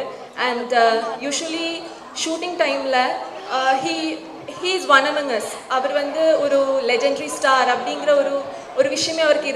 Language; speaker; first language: Tamil; non-native, fluent; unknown